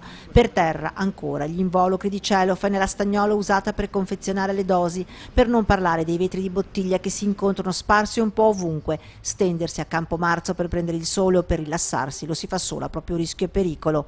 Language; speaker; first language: Italian; native; Italian